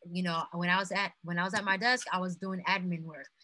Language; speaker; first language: English; non-native, fluent; Haitian Creole